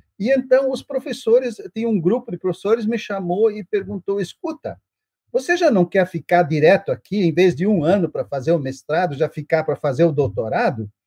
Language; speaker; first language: Portuguese; non-native, local second language; German